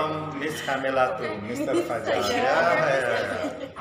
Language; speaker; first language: English; non-native, fluent; Sundanese